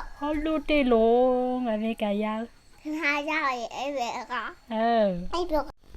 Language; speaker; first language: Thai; non-native, local second language; Shan